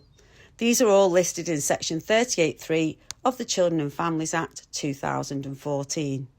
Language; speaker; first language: English; native; English